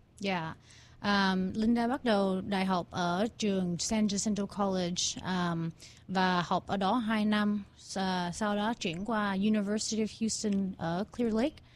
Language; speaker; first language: Vietnamese; early bilingual, heritage; Vietnamese